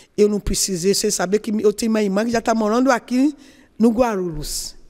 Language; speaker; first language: Portuguese; non-native, fluent; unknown